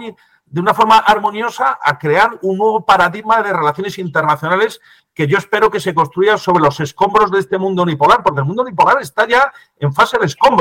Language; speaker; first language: Spanish; native; Spanish